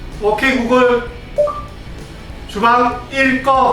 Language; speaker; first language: Korean; native; Korean